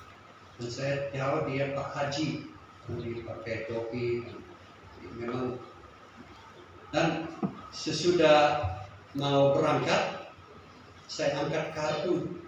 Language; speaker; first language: Indonesian; non-native, fluent; English